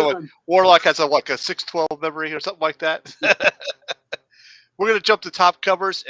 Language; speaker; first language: English; native; English